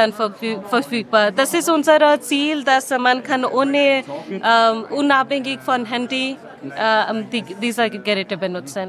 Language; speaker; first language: German; non-native, learner; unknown